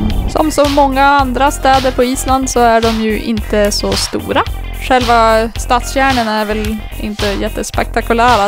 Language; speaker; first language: Swedish; native; Swedish